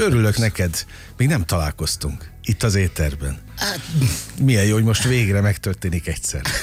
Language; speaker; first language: Hungarian; native; Hungarian